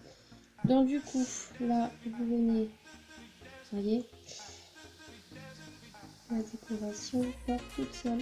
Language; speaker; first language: French; native; French